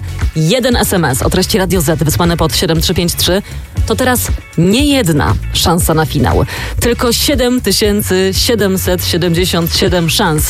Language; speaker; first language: Polish; native; Polish